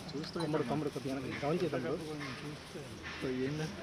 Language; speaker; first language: Telugu; native; Telugu